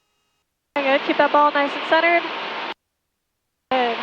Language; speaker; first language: English; native; English